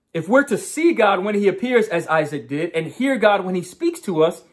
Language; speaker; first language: English; native; English